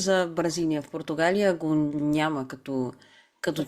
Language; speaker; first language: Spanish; non-native, fluent; Bulgarian